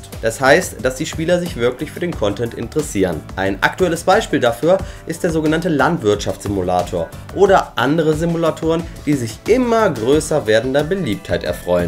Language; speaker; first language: German; native; German